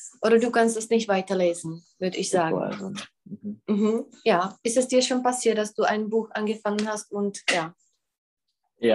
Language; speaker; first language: German; non-native, fluent; Czech